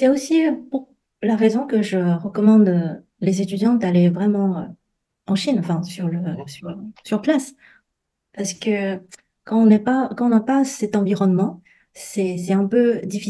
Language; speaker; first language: French; non-native, fluent; Chinese